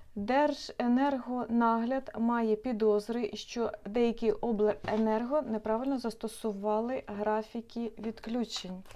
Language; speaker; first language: Ukrainian; non-native, local second language; Russian